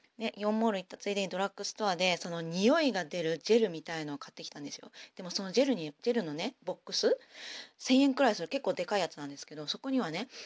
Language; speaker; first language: Japanese; native; Japanese